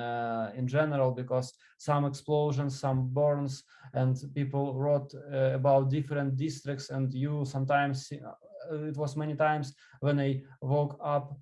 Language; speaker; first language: English; non-native, learner; Ukrainian